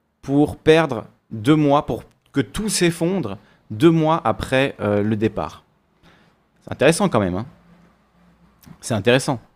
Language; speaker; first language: French; native; French